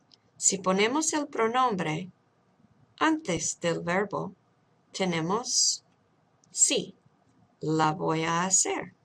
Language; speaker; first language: Spanish; non-native, fluent; English